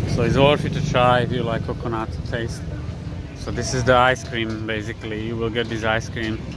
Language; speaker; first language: English; non-native, fluent; Slovak